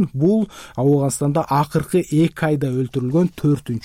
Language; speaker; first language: Kyrgyz; native; Kyrgyz